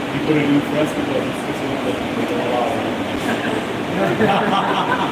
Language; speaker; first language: English; non-native, fluent; Turkish